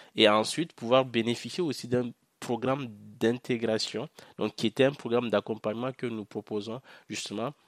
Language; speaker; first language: French; non-native, local second language; Hausa